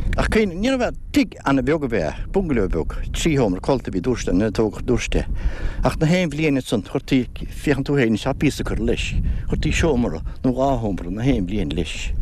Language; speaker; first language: Irish; native; Irish